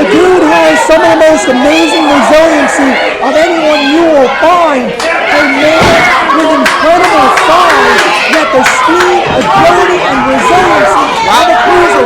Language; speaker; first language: English; native; English